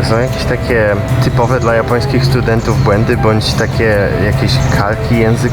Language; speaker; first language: Polish; native; Polish